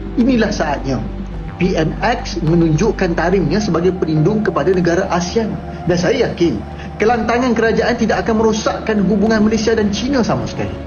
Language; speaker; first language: Malay; native; Malay